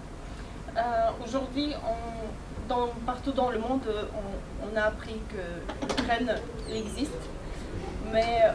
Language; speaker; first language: French; non-native, fluent; Ukrainian